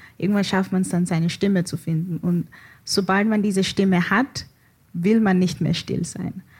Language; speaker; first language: German; early bilingual, other home language; Igbo